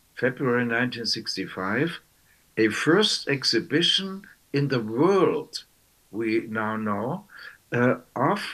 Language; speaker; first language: English; non-native, fluent; German